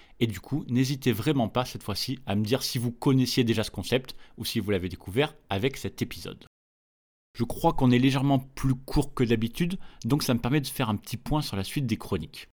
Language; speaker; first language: French; native; French